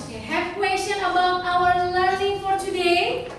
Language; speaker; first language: English; non-native, learner; Indonesian